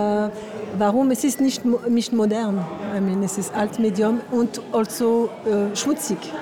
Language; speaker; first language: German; non-native, learner; French